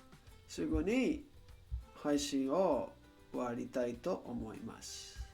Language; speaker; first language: Japanese; non-native, learner; Spanish